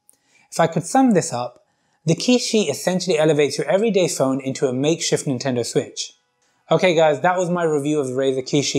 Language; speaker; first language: English; native; English